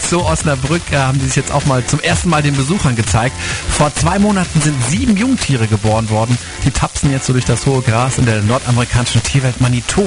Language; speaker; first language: German; native; German